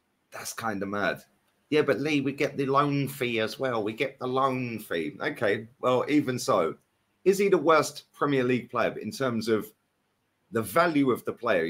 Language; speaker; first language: English; native; English